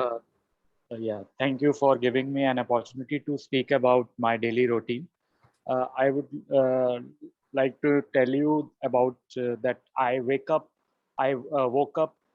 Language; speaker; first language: English; non-native, learner; Hindi